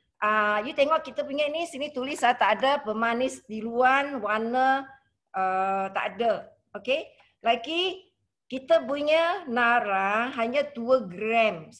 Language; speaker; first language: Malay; non-native, local second language; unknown